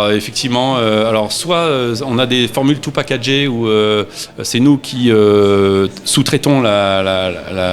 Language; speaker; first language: French; native; French